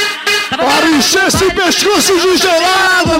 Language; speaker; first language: Portuguese; native; Portuguese